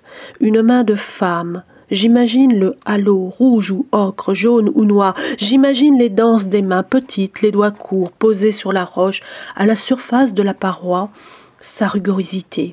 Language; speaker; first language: French; native; French